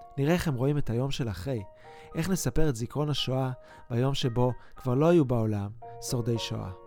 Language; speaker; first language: Hebrew; native; Hebrew